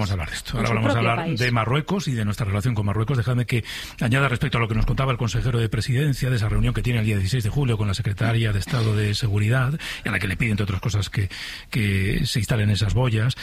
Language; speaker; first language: Spanish; native; Spanish